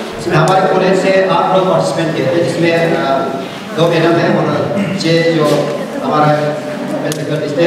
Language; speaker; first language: Hindi; non-native, local second language; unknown